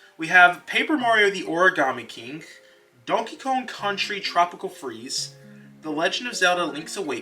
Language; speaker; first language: English; native; English